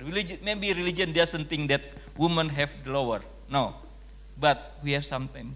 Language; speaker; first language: English; non-native, local second language; Indonesian